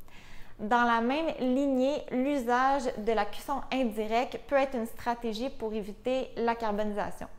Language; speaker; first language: French; native; French